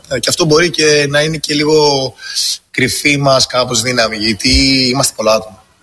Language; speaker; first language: Greek; early bilingual, heritage; English